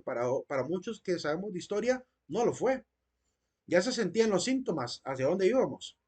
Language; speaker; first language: Spanish; native; Spanish